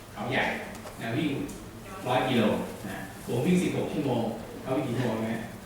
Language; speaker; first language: Thai; native; Thai